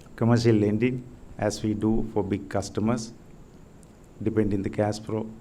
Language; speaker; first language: English; non-native, local second language; Sinhala